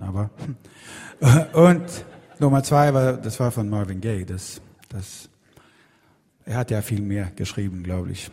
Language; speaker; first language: German; non-native, learner; Swedish